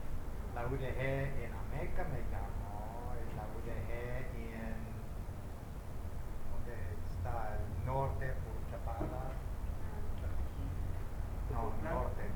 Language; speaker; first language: Spanish; non-native, fluent; English